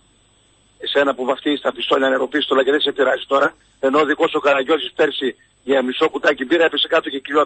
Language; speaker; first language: Greek; native; Greek